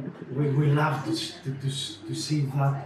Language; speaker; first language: English; non-native, learner; Greek